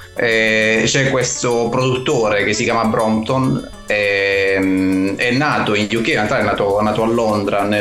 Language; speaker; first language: Italian; native; Italian